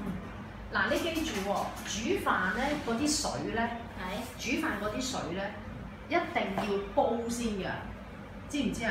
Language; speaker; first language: Cantonese; native; Cantonese